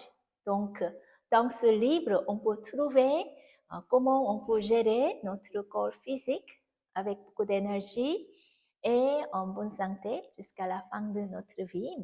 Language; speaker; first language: French; non-native, fluent; Korean